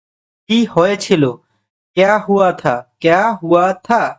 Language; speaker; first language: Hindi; non-native, fluent; Bangla